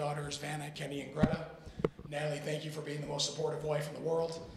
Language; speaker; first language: English; native; English